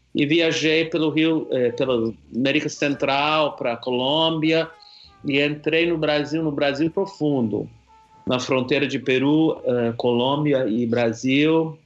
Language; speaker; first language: Portuguese; non-native, fluent; English